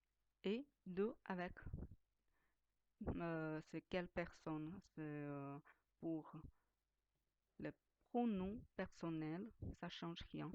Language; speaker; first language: French; non-native, fluent; Chinese